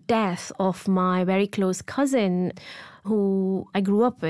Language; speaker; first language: English; non-native, local second language; Gujarati